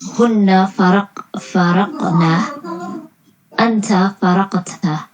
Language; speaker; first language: Arabic; non-native, learner; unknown